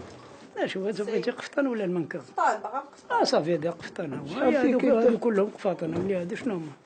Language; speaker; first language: Arabic; native; Arabic